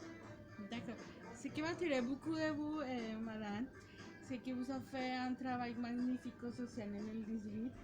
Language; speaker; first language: French; non-native, learner; Spanish